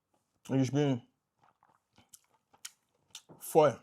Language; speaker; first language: German; non-native, learner; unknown